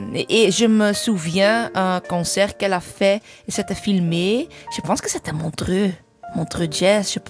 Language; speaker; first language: French; non-native, fluent; English